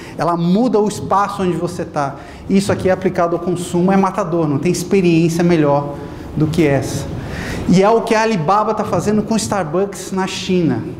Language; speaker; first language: Portuguese; native; Portuguese